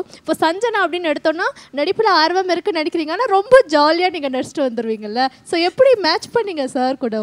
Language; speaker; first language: Tamil; native; Tamil